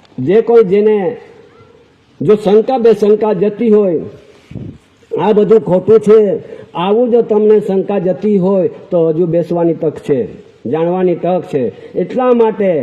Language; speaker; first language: Gujarati; non-native, local second language; Bhili